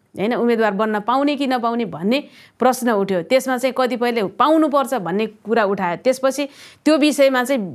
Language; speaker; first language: Nepali; native; Nepali